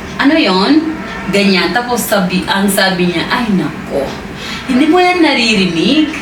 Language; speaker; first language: Filipino; non-native, fluent; Swahili